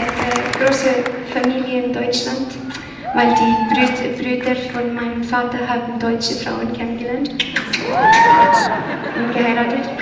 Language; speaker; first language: German; non-native, fluent; Icelandic